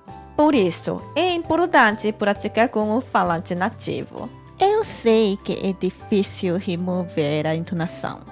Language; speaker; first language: Portuguese; non-native, fluent; Korean